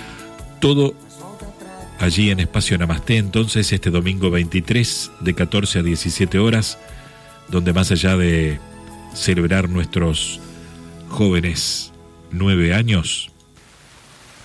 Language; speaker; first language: Spanish; native; Spanish